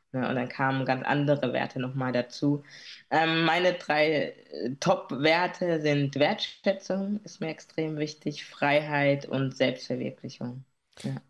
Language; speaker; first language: German; native; German